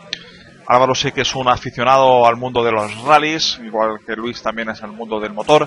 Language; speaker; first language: Spanish; native; Spanish